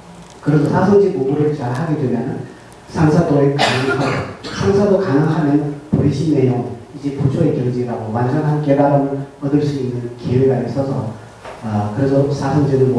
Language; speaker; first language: Korean; non-native, learner; Tibetan